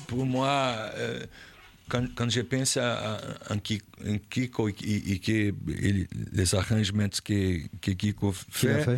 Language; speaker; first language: French; non-native, learner; Portuguese